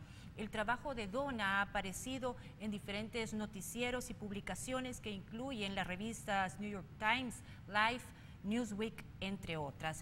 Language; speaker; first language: Spanish; native; Spanish